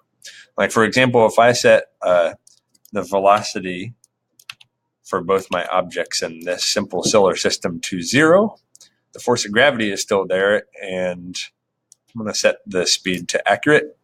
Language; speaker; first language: English; native; English